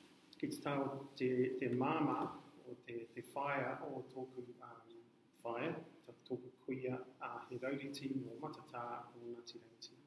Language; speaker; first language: Māori; non-native, learner; English